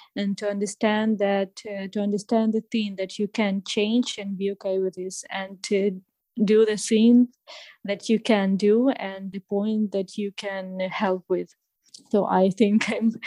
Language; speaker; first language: English; non-native, learner; Ukrainian